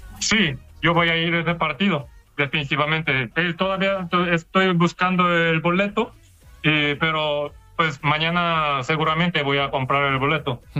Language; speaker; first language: Spanish; non-native, learner; Korean